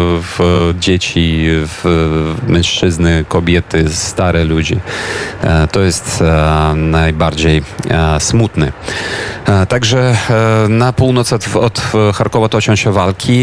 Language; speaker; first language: Polish; non-native, fluent; Ukrainian